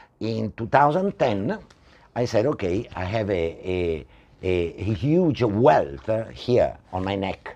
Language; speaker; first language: English; non-native, fluent; Italian